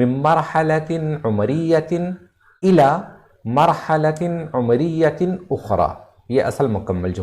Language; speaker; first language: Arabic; non-native, fluent; Urdu